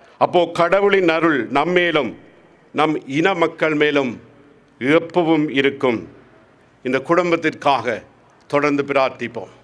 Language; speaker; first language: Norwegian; non-native, fluent; Tamil